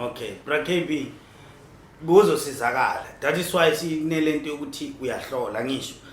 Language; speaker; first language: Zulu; non-native, local second language; Northern Sotho